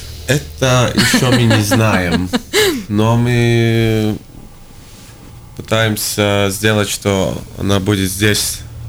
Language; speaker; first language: Russian; non-native, local second language; Latvian